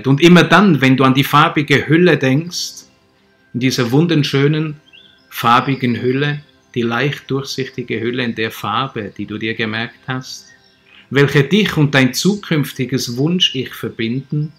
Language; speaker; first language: German; native; German